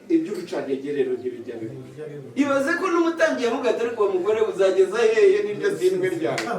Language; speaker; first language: Kinyarwanda; early bilingual, heritage; Kinyarwanda